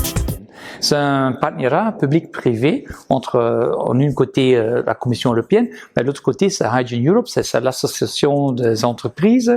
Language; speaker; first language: French; non-native, fluent; Dutch